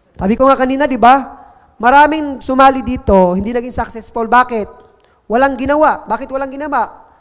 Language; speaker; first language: Filipino; non-native, local second language; Cebuano